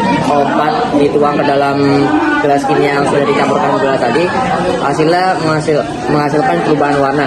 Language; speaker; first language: Indonesian; native; Indonesian